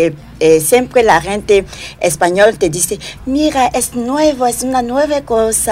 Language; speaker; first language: Spanish; non-native, learner; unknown